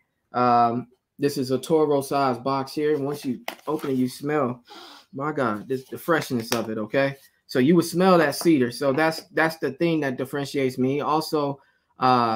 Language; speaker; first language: English; native; English